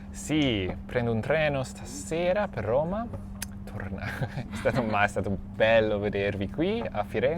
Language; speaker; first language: Italian; non-native, fluent; English